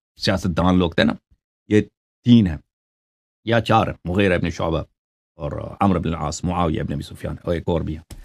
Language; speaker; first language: Urdu; non-native, local second language; Balti